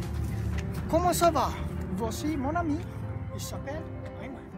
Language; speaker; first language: French; non-native, learner; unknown